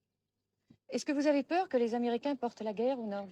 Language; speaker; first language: French; native; French